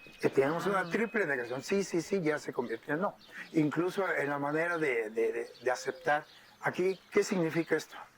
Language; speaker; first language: Spanish; native; Spanish